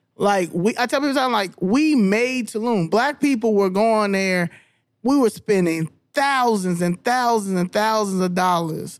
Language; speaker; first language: English; native; English